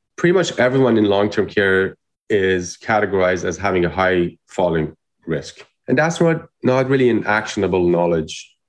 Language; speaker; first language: English; non-native, fluent; Persian